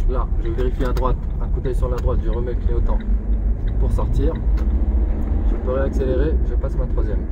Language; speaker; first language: French; native; French